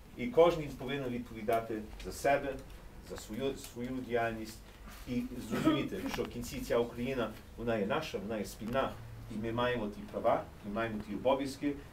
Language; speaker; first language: Ukrainian; early bilingual, heritage; English